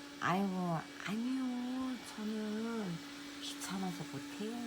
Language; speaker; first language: Korean; native; Korean